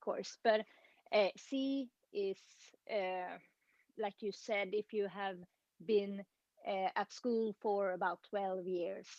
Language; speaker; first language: English; non-native, fluent; Swedish